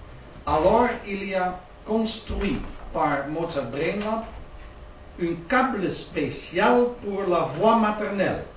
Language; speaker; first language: French; non-native, learner; Dutch